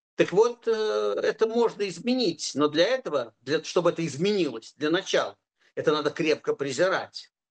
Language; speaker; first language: Russian; native; Russian